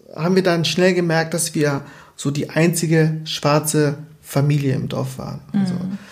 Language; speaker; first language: German; early bilingual, other home language; Portuguese